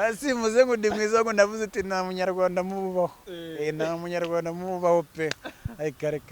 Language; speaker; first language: Kinyarwanda; early bilingual, heritage; Kinyarwanda